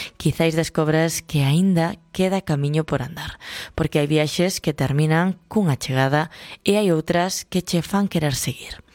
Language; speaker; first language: Galician; native; Galician